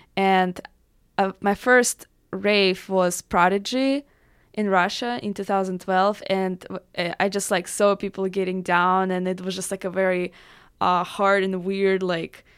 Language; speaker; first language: English; non-native, fluent; Russian